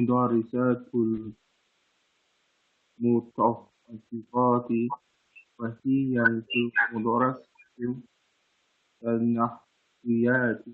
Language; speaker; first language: Arabic; non-native, learner; English